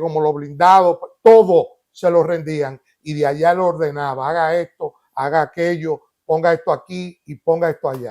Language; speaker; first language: Spanish; native; Spanish